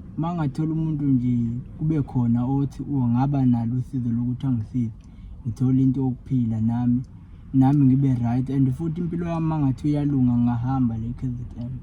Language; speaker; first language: Zulu; native; Zulu